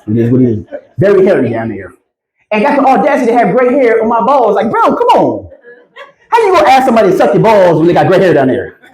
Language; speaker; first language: English; native; English